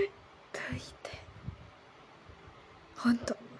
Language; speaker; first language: Japanese; non-native, learner; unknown